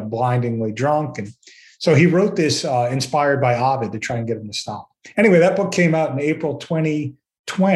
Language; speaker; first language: English; native; English